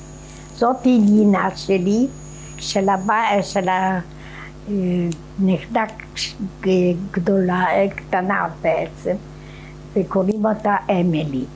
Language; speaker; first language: Hebrew; non-native, fluent; Polish